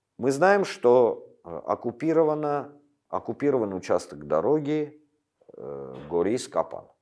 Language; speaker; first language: Russian; non-native, local second language; Armenian